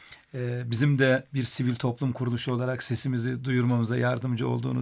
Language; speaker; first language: Turkish; native; Turkish